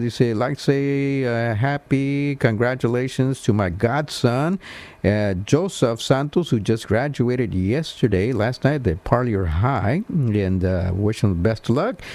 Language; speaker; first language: English; early bilingual, other home language; Spanish